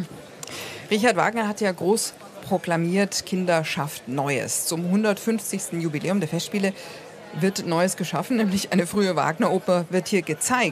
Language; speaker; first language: German; native; German